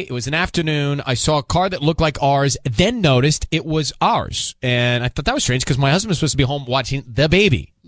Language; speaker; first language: English; native; English